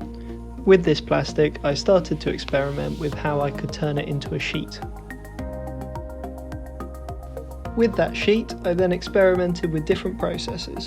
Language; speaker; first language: English; native; English